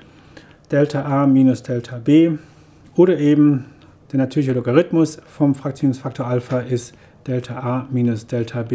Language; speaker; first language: German; native; German